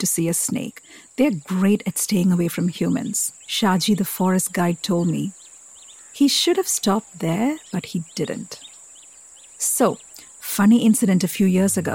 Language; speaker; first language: English; non-native, local second language; Malayalam